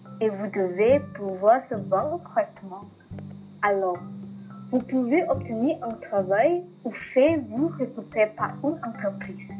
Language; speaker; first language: French; non-native, learner; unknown